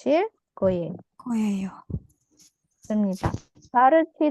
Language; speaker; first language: Korean; non-native, fluent; Indonesian